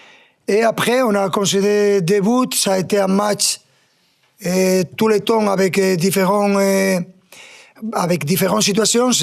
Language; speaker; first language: French; non-native, fluent; Spanish